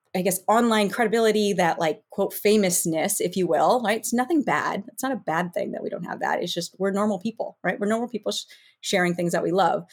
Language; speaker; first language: English; native; English